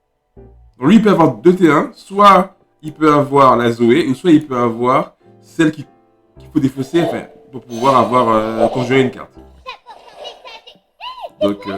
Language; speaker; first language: French; native; French